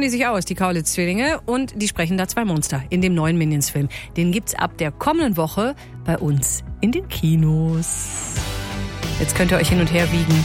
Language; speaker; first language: German; native; German